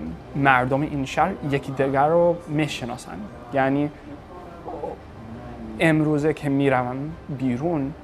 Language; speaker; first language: Persian; non-native, fluent; English